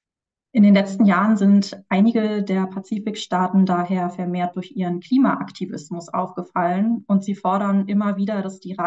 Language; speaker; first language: German; native; German